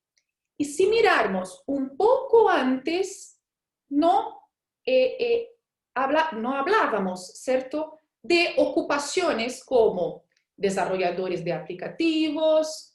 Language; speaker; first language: Spanish; non-native, fluent; Portuguese